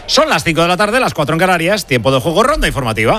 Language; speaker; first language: Spanish; native; Spanish